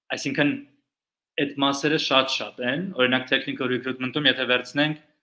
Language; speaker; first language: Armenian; early bilingual, heritage; Armenian